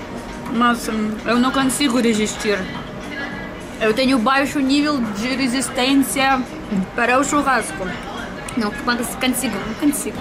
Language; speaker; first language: Portuguese; non-native, learner; Russian